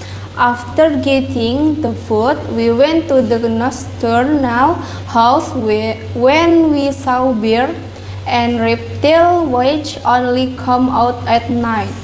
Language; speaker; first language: English; non-native, learner; Indonesian